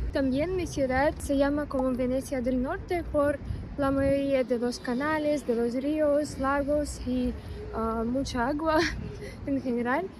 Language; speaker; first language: Spanish; non-native, fluent; Russian